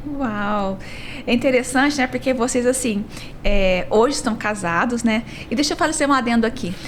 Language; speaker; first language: Portuguese; native; Portuguese